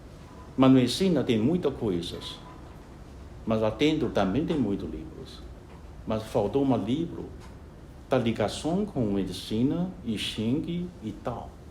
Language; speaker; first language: Portuguese; non-native, fluent; Chinese